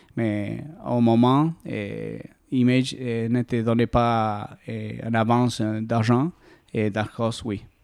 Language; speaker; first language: French; non-native, learner; Spanish